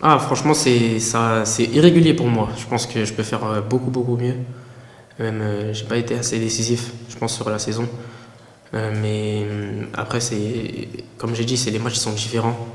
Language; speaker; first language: French; early bilingual, other home language; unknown